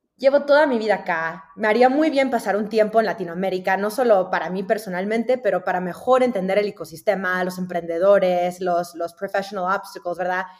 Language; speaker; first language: Spanish; early bilingual, heritage; Spanish